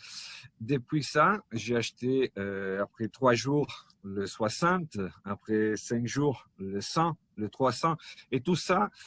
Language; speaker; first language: French; non-native, fluent; Italian